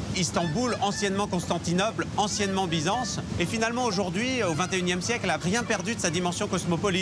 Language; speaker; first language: French; native; French